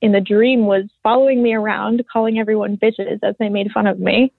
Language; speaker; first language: English; native; English